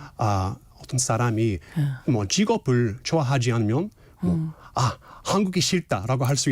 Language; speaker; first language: Korean; non-native, fluent; English